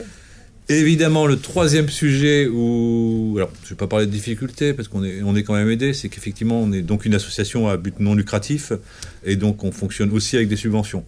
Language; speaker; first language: French; native; French